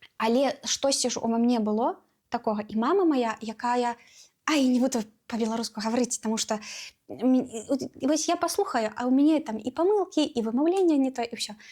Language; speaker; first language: Belarusian; non-native, local second language; Russian